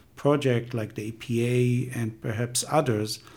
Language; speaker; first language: English; non-native, fluent; Hebrew